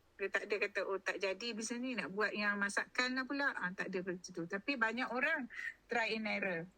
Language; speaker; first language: Malay; native; Malay